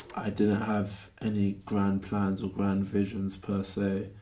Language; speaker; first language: English; native; English